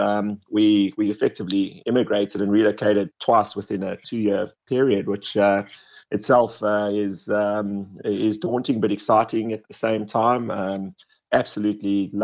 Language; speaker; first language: English; native; English